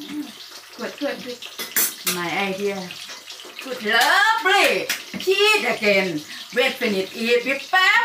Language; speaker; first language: English; non-native, learner; Thai